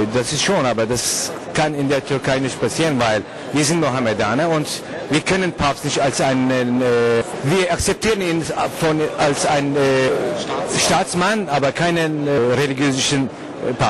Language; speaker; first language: German; non-native, fluent; Turkish